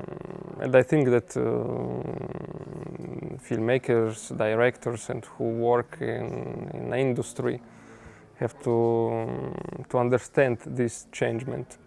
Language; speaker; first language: English; non-native, fluent; Italian